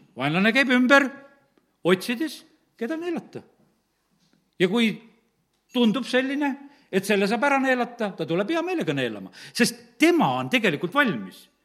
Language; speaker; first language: Estonian; native; Estonian